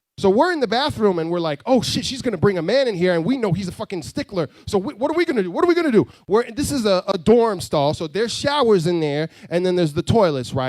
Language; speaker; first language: English; native; English